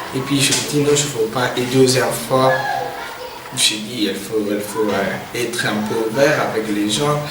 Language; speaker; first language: French; non-native, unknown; Persian